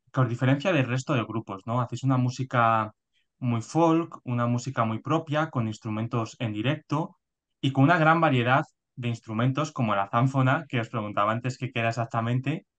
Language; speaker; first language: Spanish; native; Spanish